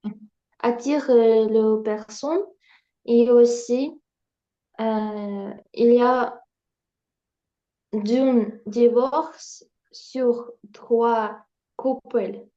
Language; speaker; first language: French; non-native, learner; Ukrainian